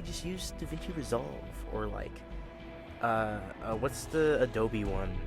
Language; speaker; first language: English; native; English